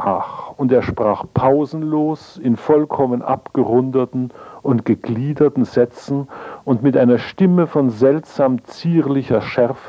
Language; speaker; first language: German; native; German